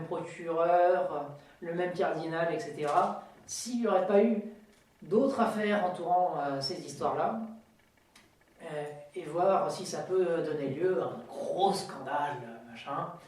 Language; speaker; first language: French; native; French